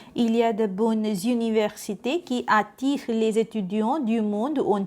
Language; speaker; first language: French; non-native, fluent; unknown